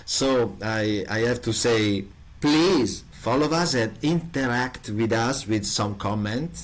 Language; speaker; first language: English; non-native, learner; Italian